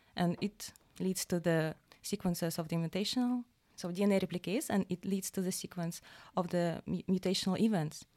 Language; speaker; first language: English; non-native, fluent; Russian